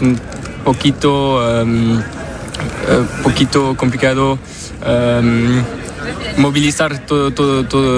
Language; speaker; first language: Spanish; non-native, learner; French